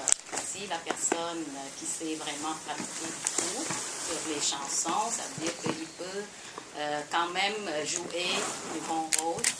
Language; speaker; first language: French; non-native, fluent; Khmer